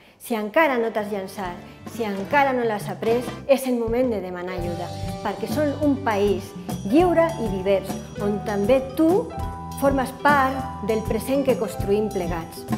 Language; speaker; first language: Catalan; non-native, local second language; Spanish